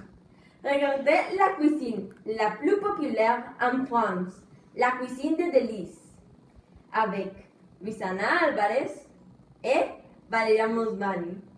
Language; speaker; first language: French; non-native, learner; Spanish